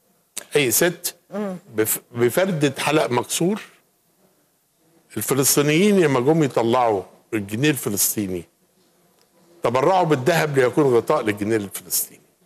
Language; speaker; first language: Arabic; native; Arabic